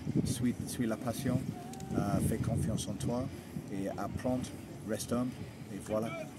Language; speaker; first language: French; non-native, fluent; English